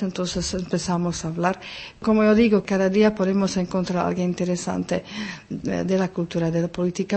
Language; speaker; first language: Spanish; non-native, fluent; Czech